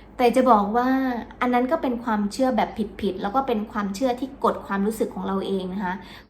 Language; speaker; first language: Thai; native; Thai